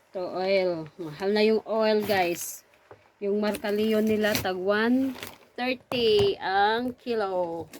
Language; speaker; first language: Filipino; non-native, local second language; Cebuano